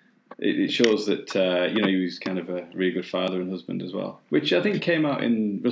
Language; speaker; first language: English; native; English